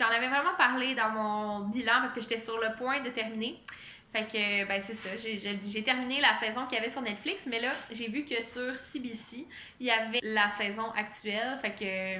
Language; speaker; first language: French; native; French